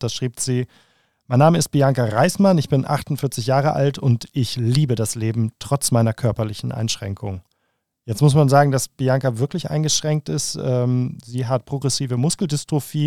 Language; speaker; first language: German; native; German